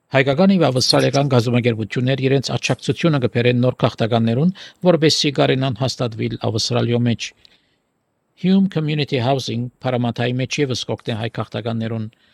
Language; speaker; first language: Armenian; native; Armenian